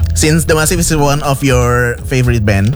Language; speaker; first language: English; non-native, fluent; Indonesian